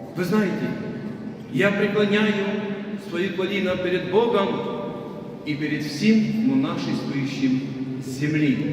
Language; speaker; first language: Ukrainian; non-native, local second language; Russian